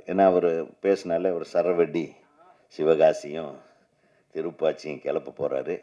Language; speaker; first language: Tamil; native; Tamil